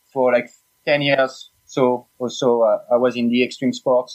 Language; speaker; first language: English; non-native, fluent; French